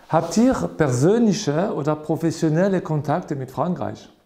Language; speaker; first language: German; non-native, fluent; French